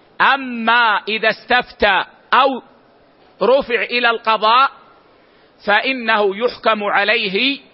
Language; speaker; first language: Arabic; native; Arabic